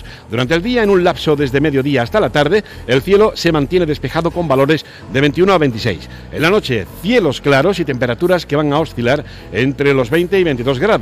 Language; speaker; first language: Spanish; native; Spanish